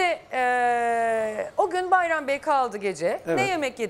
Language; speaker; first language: Turkish; native; Turkish